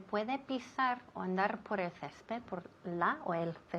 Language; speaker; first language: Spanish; non-native, fluent; English